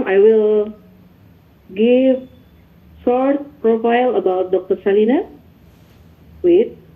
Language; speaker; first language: English; non-native, learner; Indonesian